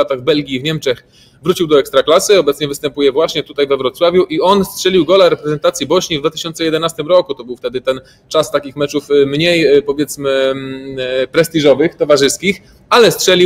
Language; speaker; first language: Polish; native; Polish